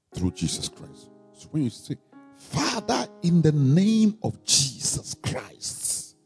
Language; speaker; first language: English; non-native, local second language; Akan